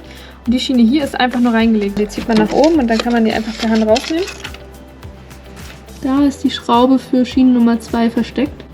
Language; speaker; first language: German; native; German